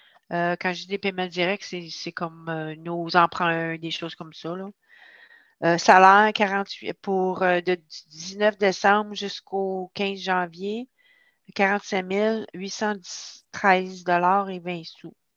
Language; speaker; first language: French; native; French